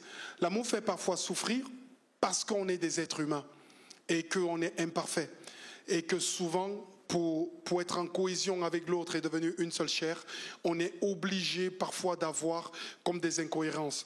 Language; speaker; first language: French; native; French